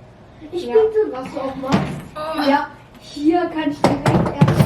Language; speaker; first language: German; early bilingual, other home language; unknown